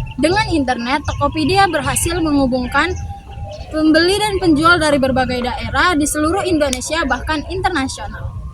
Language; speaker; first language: Indonesian; native; Indonesian